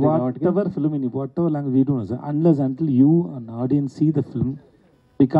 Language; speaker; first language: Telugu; non-native, learner; Tamil